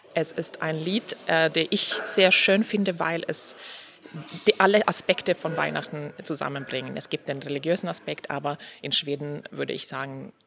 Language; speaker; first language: German; non-native, fluent; Swedish